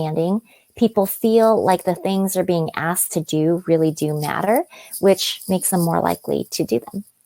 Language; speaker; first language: English; native; English